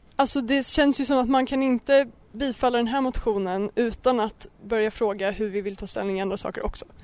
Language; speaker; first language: Swedish; native; Swedish